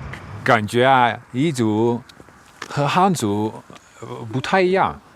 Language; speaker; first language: Chinese; non-native, fluent; Dutch